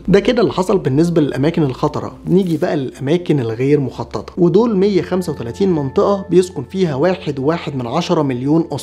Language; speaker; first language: Arabic; native; Arabic